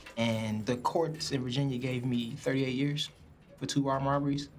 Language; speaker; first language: English; native; English